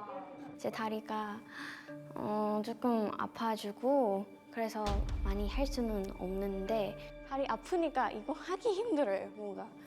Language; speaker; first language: Korean; non-native, fluent; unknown